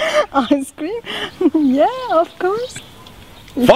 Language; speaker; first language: English; non-native, learner; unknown